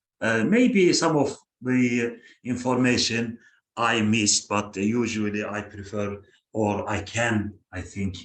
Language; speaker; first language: English; non-native, fluent; Turkish